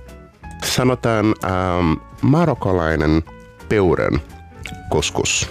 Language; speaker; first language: Finnish; non-native, fluent; Portuguese